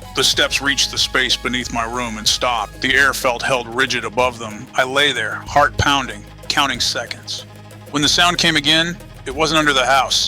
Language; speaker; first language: English; native; English